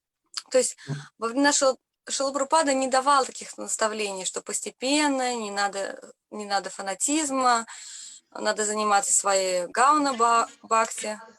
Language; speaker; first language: Russian; native; Russian